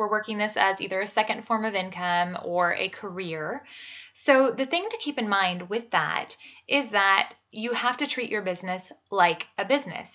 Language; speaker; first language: English; native; English